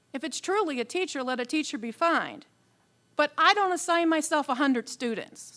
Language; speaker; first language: English; native; English